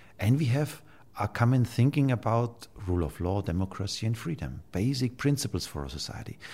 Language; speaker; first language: English; non-native, fluent; German